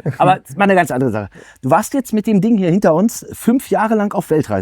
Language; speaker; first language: German; native; German